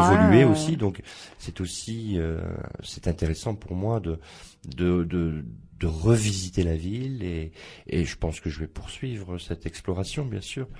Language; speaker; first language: French; native; French